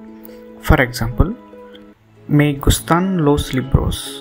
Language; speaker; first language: Spanish; non-native, fluent; Telugu